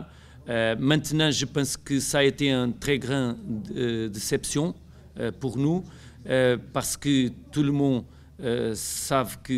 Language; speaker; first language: French; non-native, learner; Portuguese